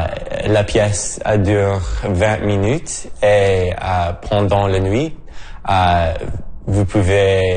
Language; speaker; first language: French; non-native, local second language; English